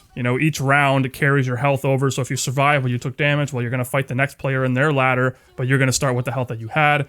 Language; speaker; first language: English; native; English